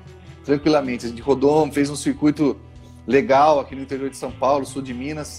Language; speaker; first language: Portuguese; native; Portuguese